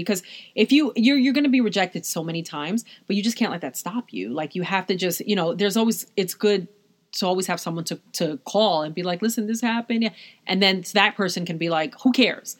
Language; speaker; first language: English; native; English